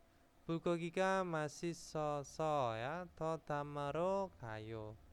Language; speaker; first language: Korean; non-native, fluent; Indonesian